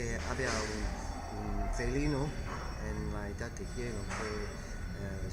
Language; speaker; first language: Spanish; non-native, fluent; English